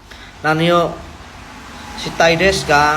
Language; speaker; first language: Japanese; non-native, learner; Indonesian